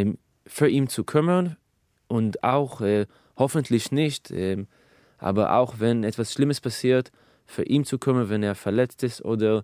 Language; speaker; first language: German; non-native, fluent; Hebrew